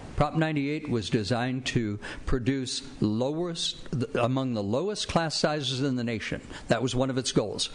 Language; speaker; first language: English; native; English